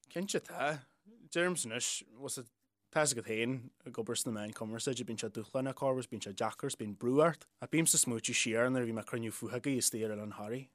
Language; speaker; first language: Irish; native; Irish